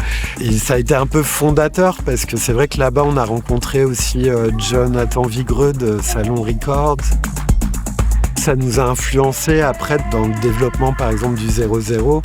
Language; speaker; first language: French; native; French